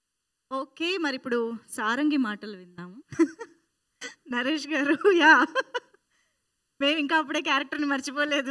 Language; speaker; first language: Telugu; native; Telugu